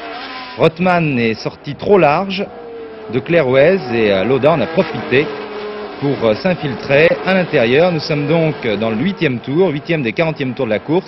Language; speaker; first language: French; native; French